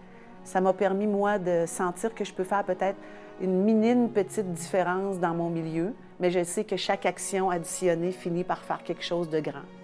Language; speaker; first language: French; native; French